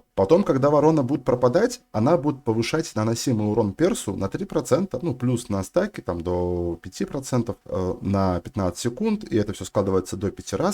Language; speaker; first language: Russian; native; Russian